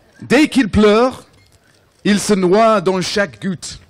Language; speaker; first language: French; non-native, fluent; English